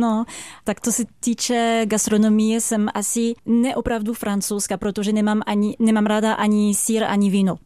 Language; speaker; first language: Czech; non-native, fluent; French